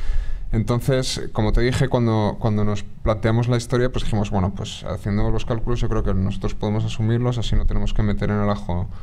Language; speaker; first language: Spanish; native; Spanish